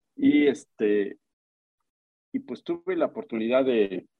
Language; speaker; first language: Spanish; native; Spanish